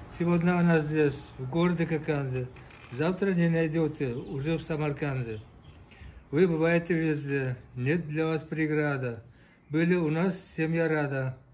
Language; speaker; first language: Russian; non-native, local second language; Uzbek